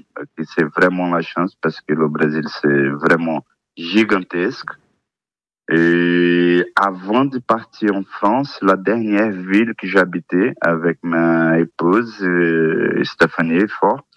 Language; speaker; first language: French; non-native, learner; Portuguese